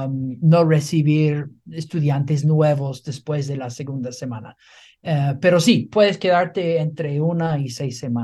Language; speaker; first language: Spanish; non-native, fluent; English